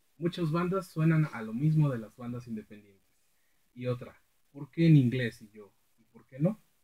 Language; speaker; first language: Spanish; native; Spanish